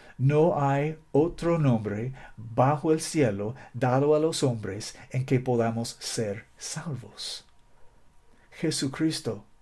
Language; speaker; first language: Spanish; non-native, fluent; English